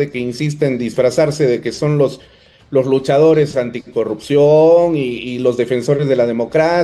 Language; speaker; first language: Spanish; native; Spanish